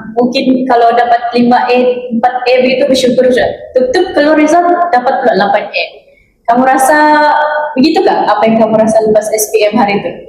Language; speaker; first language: Malay; native; Malay